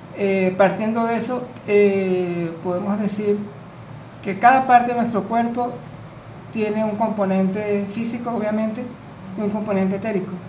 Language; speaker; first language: Spanish; native; Spanish